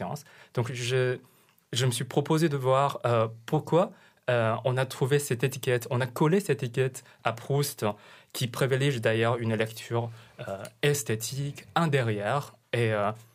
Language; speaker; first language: French; non-native, fluent; Chinese